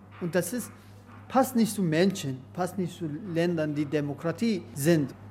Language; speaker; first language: German; non-native, learner; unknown